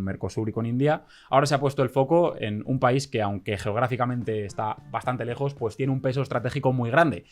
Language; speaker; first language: Spanish; native; Spanish